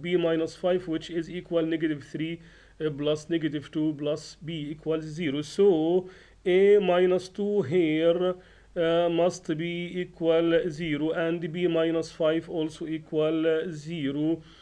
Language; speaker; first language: English; non-native, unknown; Arabic